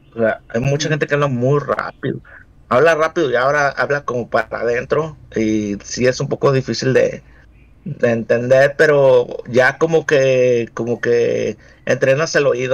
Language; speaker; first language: Spanish; native; Spanish